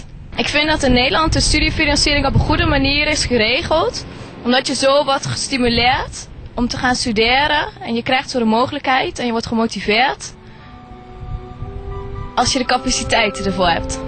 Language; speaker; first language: Dutch; native; Dutch